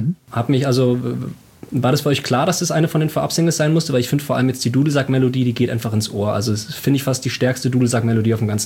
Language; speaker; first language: German; native; German